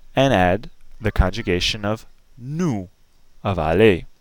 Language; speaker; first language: English; native; English